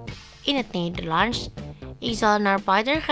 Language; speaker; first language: Dutch; non-native, fluent; Indonesian